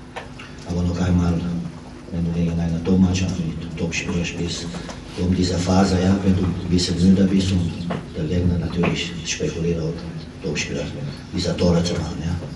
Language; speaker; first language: German; non-native, fluent; Romanian